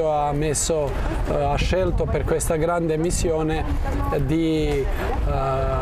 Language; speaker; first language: Italian; non-native, fluent; Croatian